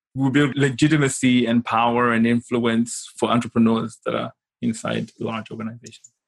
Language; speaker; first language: English; non-native, local second language; Shona